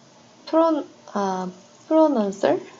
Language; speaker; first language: English; non-native, learner; Korean